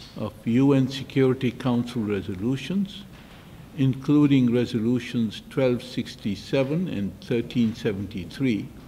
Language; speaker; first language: English; non-native, local second language; Urdu